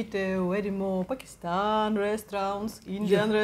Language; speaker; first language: English; non-native, learner; Russian